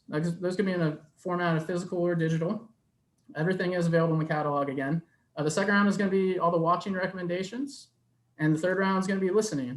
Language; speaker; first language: English; native; English